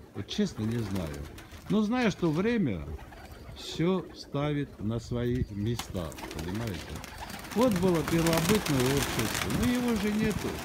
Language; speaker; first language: Russian; non-native, local second language; Armenian